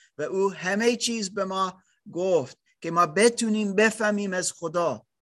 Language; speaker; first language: Persian; non-native, learner; German